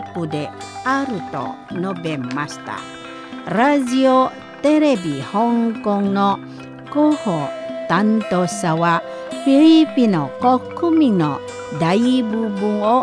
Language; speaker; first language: Japanese; non-native, fluent; Indonesian